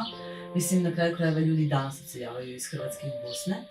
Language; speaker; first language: Bosnian; native; Bosnian